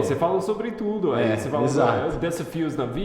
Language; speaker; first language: Portuguese; non-native, fluent; English